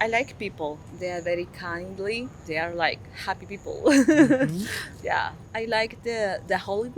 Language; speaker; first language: English; non-native, fluent; Spanish